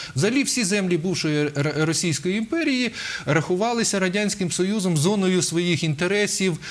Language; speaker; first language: Ukrainian; native; Ukrainian